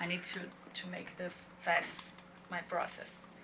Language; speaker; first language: English; non-native, learner; Portuguese